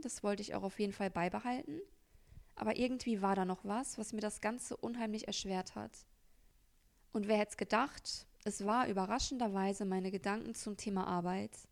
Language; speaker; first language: German; native; German